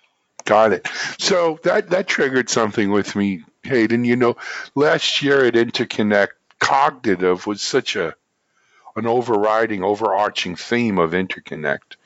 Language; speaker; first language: English; native; English